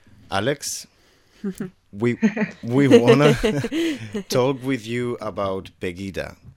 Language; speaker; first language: English; non-native, fluent; Spanish